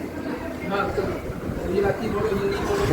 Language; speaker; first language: Hindi; non-native, local second language; Gujarati